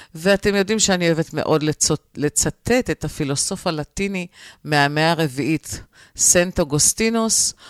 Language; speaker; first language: Hebrew; native; Hebrew